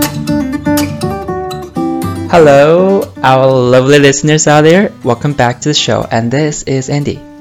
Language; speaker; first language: English; non-native, fluent; Chinese